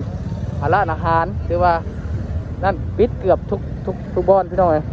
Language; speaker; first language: Thai; non-native, local second language; Lao